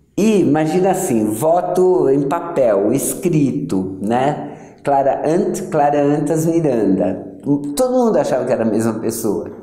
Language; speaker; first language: Portuguese; early bilingual, other home language; Yiddish